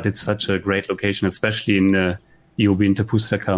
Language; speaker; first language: English; non-native, fluent; German